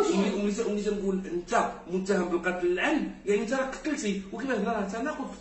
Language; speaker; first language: Arabic; native; Arabic